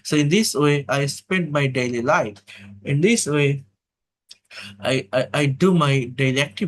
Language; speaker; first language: English; non-native, fluent; Bangla